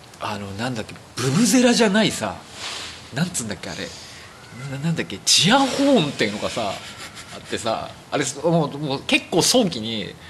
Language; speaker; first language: Japanese; native; Japanese